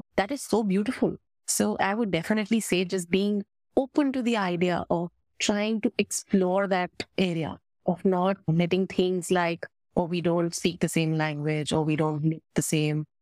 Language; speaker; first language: English; non-native, local second language; Hindi